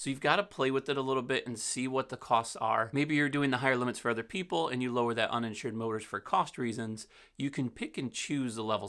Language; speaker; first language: English; native; English